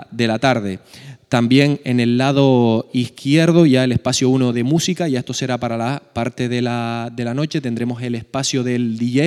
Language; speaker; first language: Spanish; native; Spanish